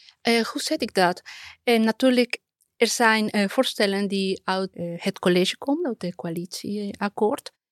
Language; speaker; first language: Dutch; non-native, fluent; Spanish